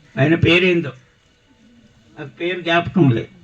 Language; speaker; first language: Telugu; native; Telugu